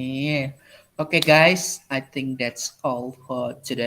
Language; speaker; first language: English; non-native, learner; Indonesian